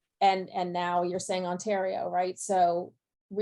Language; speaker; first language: English; native; English